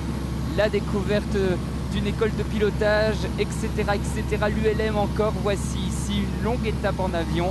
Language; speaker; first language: French; native; French